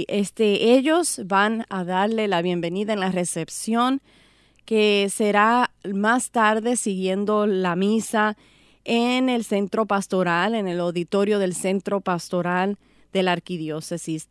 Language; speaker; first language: Spanish; native; Spanish